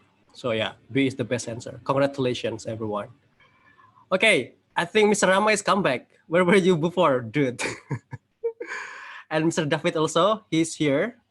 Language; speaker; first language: English; non-native, fluent; Indonesian